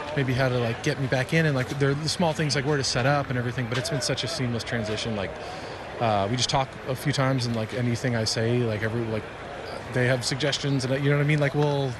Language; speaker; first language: English; native; English